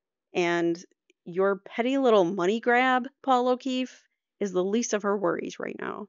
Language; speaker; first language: English; native; English